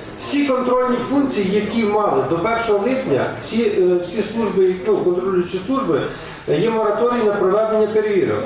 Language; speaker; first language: Ukrainian; native; Ukrainian